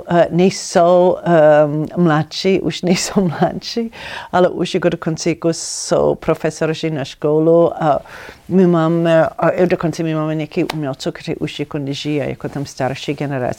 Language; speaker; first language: Czech; non-native, fluent; English